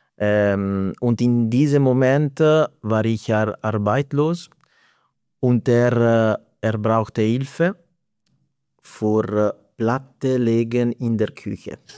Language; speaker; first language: German; non-native, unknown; Italian